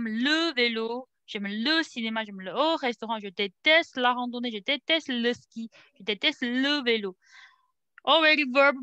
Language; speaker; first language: French; non-native, fluent; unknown